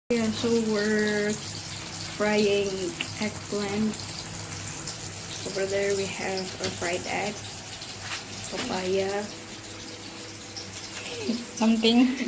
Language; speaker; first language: English; non-native, learner; Indonesian